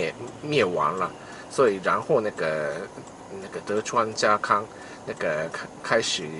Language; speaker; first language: Chinese; non-native, fluent; Japanese